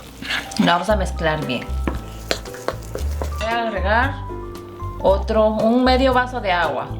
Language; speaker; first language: Spanish; non-native, fluent; Korean